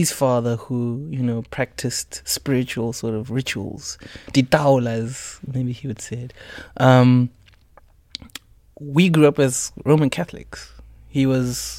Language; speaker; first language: English; non-native, local second language; Tswana